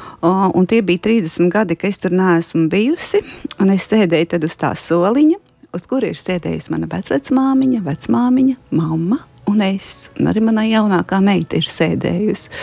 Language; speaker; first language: Latvian; native; Latvian